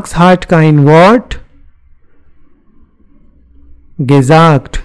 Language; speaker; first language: German; non-native, fluent; Hindi